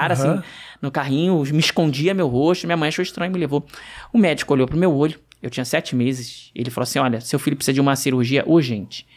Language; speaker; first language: Portuguese; native; Portuguese